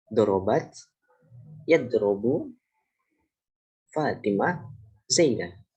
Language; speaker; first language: Arabic; non-native, learner; Indonesian